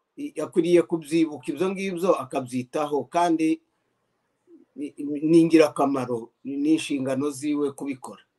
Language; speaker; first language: Kinyarwanda; native; Kinyarwanda